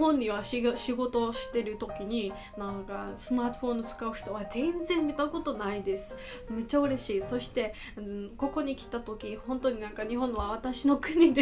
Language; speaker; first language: Japanese; non-native, learner; Georgian